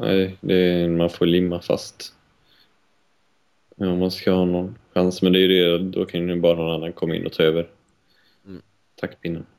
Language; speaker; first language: Swedish; native; Swedish